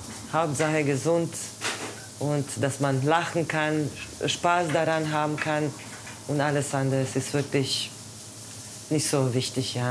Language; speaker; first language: German; non-native, fluent; Croatian